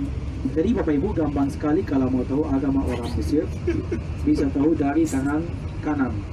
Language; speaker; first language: Indonesian; non-native, fluent; Arabic